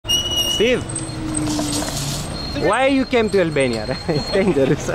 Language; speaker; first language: English; non-native, learner; Greek